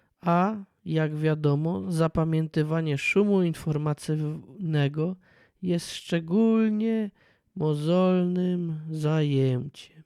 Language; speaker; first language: Polish; native; Polish